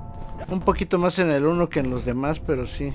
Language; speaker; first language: Spanish; native; Spanish